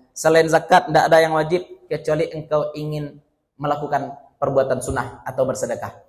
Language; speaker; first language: Malay; native; Malay